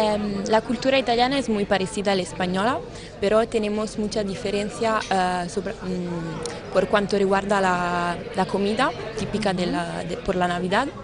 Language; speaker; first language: Spanish; non-native, learner; Italian